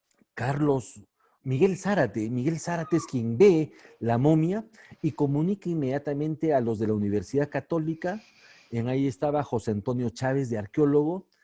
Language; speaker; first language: Spanish; native; Spanish